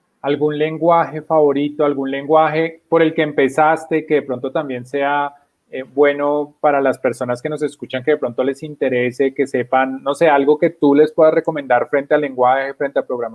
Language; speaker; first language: Spanish; native; Spanish